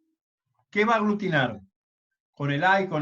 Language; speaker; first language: Spanish; native; Spanish